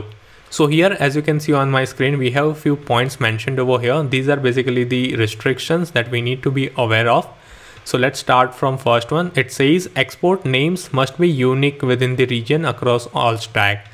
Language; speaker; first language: English; non-native, local second language; Hindi